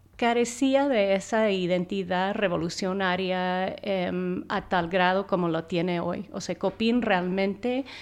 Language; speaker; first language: Spanish; non-native, fluent; English